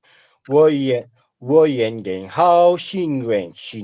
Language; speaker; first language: Chinese; non-native, learner; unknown